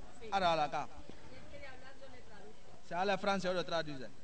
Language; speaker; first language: Spanish; non-native, learner; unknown